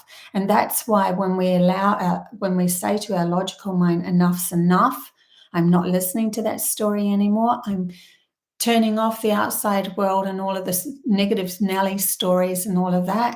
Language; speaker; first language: English; native; English